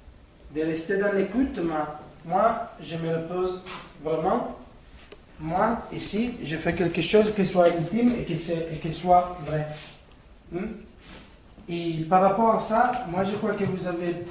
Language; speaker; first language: French; non-native, fluent; Italian